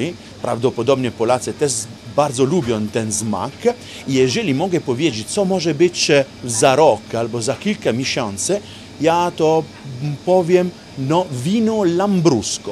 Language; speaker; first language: Polish; non-native, learner; Italian